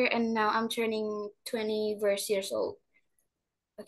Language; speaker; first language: English; non-native, learner; Indonesian